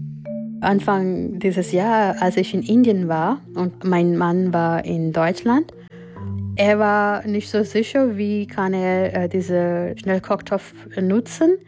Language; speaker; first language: German; non-native, learner; Gujarati